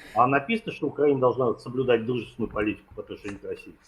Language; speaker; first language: Russian; native; Russian